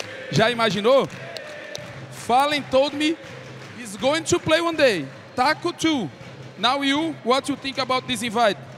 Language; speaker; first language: English; non-native, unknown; Portuguese